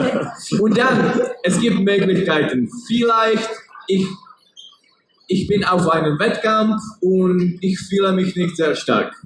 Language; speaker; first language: German; non-native, learner; Czech